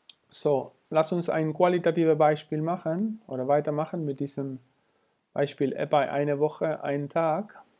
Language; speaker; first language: German; non-native, fluent; Spanish